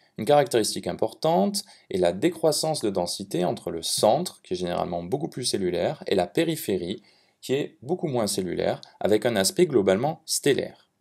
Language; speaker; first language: French; native; French